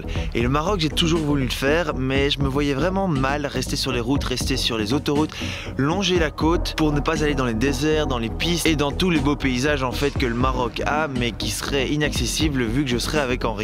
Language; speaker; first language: French; native; French